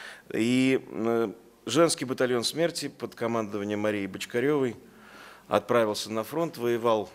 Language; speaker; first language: Russian; native; Russian